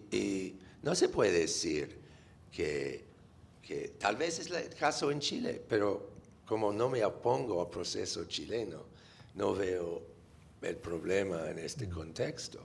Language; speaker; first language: Spanish; non-native, fluent; English